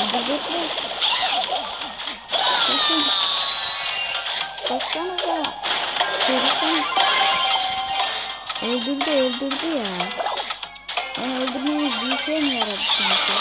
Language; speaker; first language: Turkish; native; Turkish